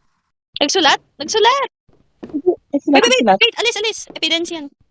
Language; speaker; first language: Filipino; native; Filipino